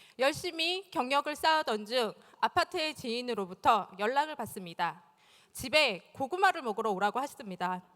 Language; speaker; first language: Korean; native; Korean